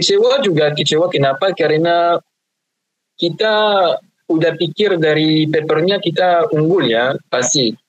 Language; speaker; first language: Indonesian; non-native, fluent; French